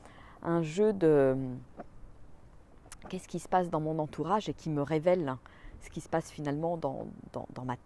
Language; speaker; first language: French; native; French